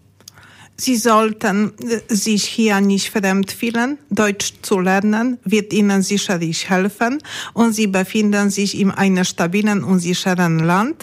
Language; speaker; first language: German; non-native, learner; Polish